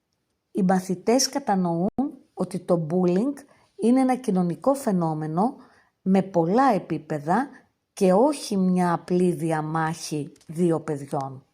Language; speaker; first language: Greek; native; Greek